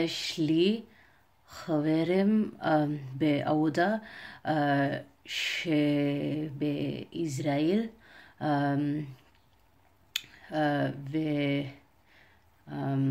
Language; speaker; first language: Hebrew; non-native, learner; Telugu